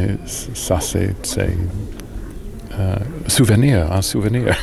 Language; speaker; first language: French; non-native, learner; English